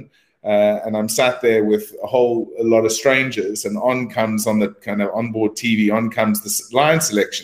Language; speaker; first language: English; native; English